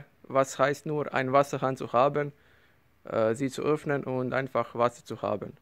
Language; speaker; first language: German; non-native, learner; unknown